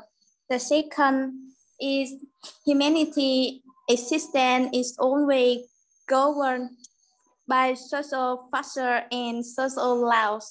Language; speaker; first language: English; non-native, learner; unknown